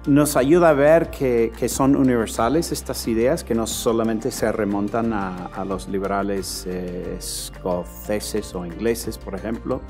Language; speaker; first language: Spanish; non-native, fluent; English